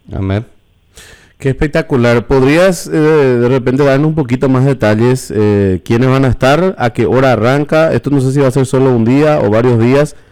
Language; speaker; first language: Spanish; native; Spanish